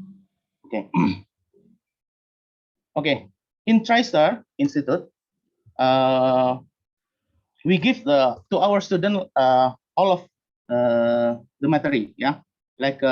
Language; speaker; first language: English; non-native, learner; Indonesian